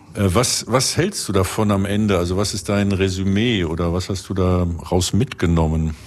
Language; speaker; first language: German; native; German